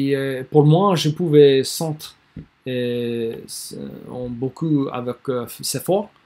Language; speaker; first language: French; non-native, learner; English